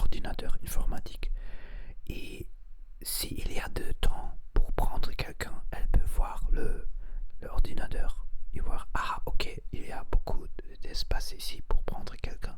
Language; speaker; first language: French; non-native, learner; Spanish